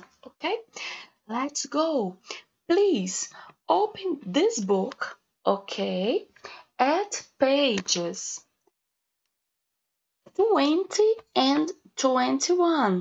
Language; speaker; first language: English; non-native, learner; Portuguese